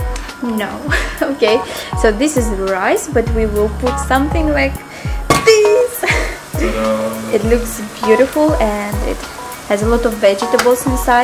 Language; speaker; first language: English; non-native, fluent; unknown